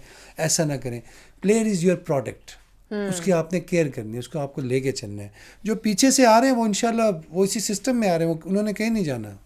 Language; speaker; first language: Urdu; native; Urdu